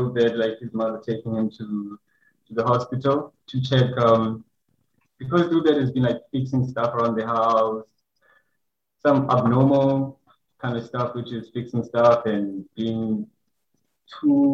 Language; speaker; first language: English; non-native, local second language; Xhosa